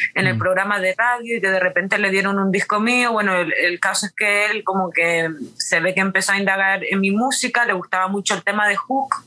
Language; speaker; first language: Spanish; native; Spanish